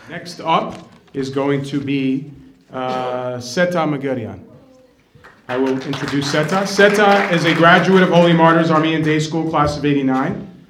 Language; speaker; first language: English; native; English